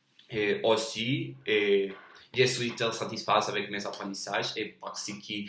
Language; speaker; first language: French; non-native, learner; Spanish